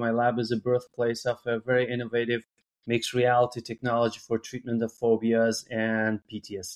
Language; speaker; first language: English; non-native, fluent; Persian